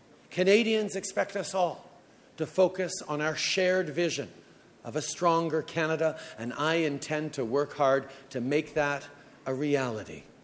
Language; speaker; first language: English; early bilingual, other home language; French